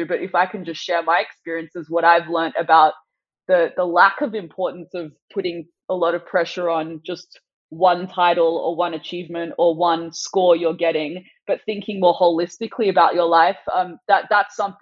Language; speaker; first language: English; non-native, local second language; Persian